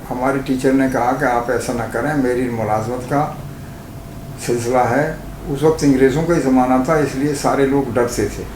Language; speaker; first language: Urdu; native; Urdu